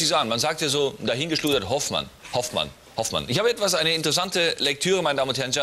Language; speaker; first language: German; native; German